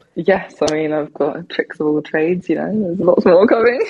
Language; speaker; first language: English; native; English